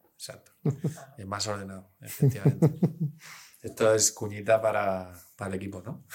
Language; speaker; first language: Spanish; early bilingual, other home language; English